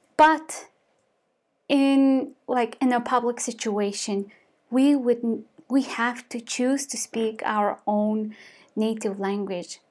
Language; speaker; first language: English; non-native, fluent; Mongolian